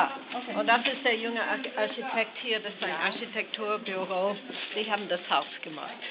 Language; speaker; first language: German; non-native, learner; English